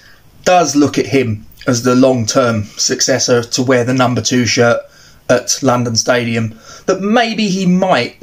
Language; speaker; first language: English; native; English